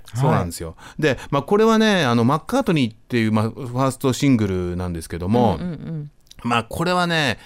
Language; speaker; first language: Japanese; native; Japanese